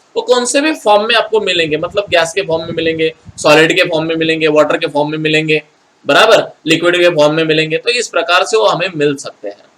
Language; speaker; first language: Hindi; non-native, local second language; Marathi